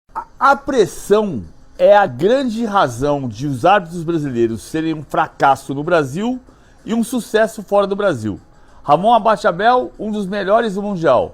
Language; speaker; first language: Portuguese; native; Portuguese